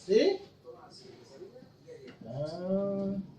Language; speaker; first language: Spanish; non-native, learner; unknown